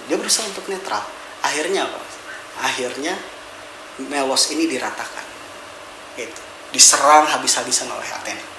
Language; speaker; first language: Indonesian; native; Indonesian